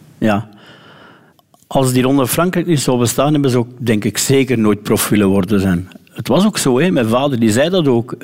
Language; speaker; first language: Dutch; native; Dutch